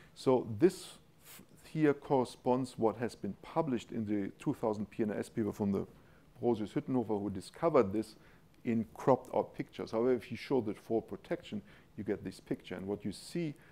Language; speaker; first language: English; non-native, fluent; German